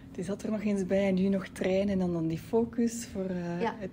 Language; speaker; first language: Dutch; native; Dutch